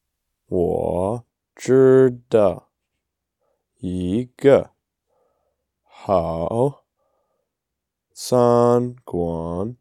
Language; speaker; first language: Chinese; non-native, learner; English